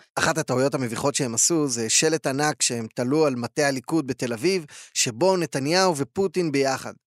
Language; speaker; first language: Hebrew; native; Hebrew